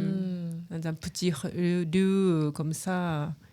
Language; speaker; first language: French; non-native, fluent; Japanese